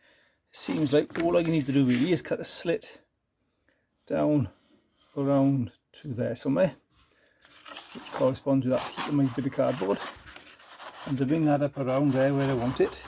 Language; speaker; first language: English; native; English